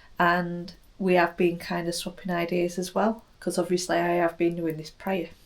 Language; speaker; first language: English; native; English